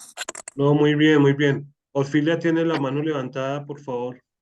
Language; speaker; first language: Spanish; native; Spanish